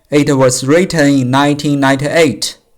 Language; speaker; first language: English; non-native, learner; Chinese